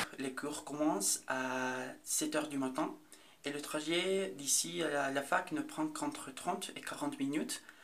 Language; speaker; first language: French; non-native, fluent; Spanish